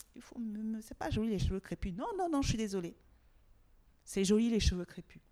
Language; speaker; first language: French; native; French